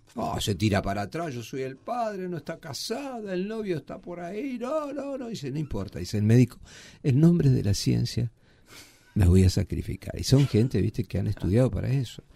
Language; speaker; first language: Spanish; native; Spanish